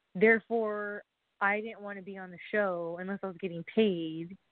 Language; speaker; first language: English; native; English